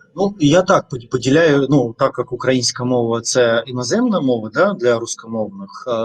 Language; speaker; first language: Ukrainian; non-native, local second language; Russian